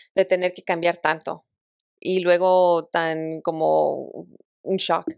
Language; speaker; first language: Spanish; early bilingual, heritage; Spanish